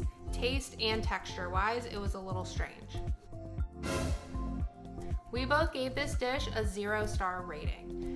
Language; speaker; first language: English; native; English